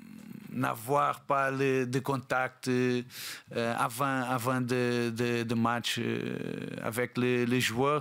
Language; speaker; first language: French; non-native, learner; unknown